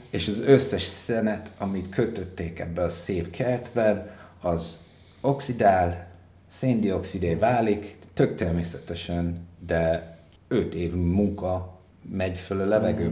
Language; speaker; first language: Hungarian; non-native, fluent; English